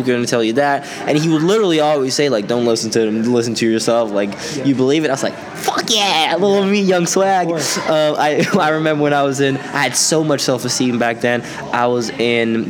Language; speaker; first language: English; non-native, fluent; Swedish